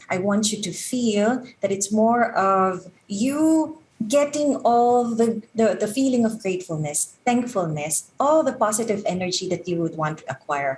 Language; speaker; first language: English; non-native, local second language; Filipino